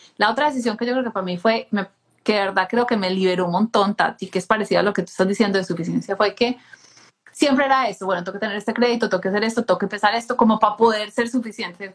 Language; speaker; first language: Spanish; native; Spanish